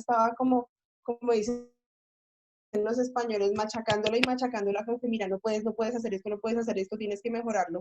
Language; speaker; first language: Spanish; native; Spanish